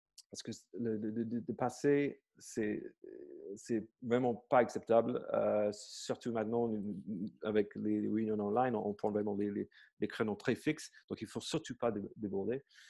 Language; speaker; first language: French; non-native, fluent; English